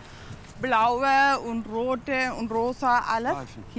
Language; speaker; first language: German; non-native, learner; Tamil